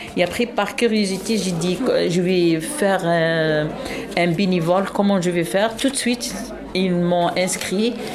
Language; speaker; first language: French; non-native, local second language; Arabic